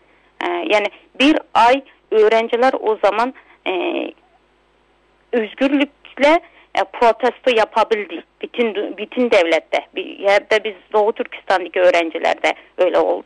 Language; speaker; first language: Turkish; non-native, local second language; Uyghur